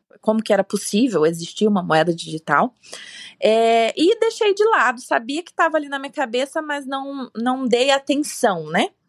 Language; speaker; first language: Portuguese; native; Portuguese